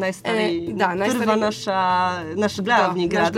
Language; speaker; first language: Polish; non-native, learner; Serbian